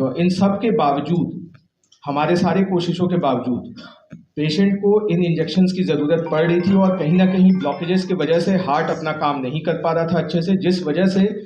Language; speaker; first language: Hindi; native; Hindi